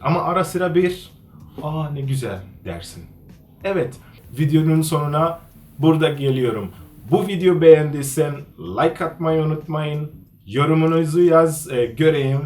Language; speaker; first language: Turkish; non-native, fluent; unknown